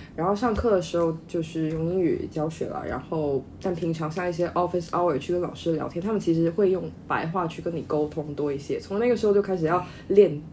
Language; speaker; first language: Chinese; non-native, local second language; Min Nan Chinese